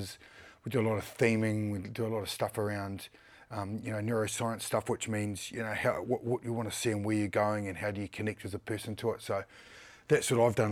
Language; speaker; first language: English; native; English